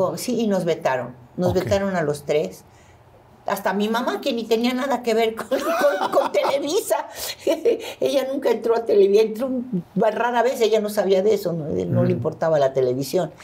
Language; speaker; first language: Spanish; native; Spanish